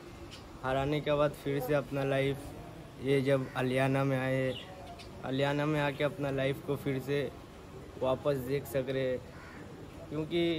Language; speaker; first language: Hindi; non-native, local second language; Bangla